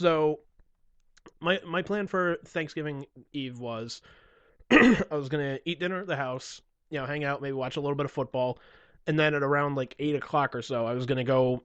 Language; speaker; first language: English; native; English